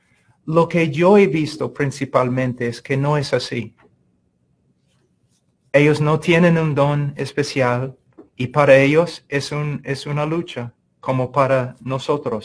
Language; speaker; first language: Spanish; non-native, fluent; English